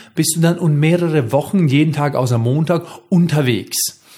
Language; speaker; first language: German; non-native, fluent; Croatian